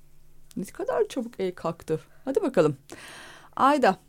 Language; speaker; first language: Turkish; native; Turkish